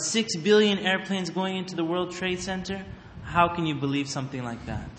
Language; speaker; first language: English; native; English